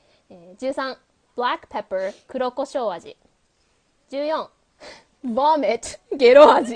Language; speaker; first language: Japanese; native; Japanese